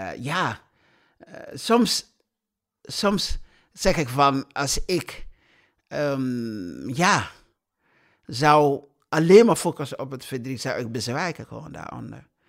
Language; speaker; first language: Dutch; non-native, fluent; English